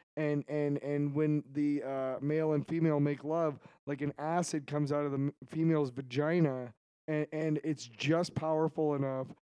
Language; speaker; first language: English; native; English